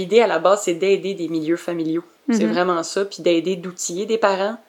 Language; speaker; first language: French; native; French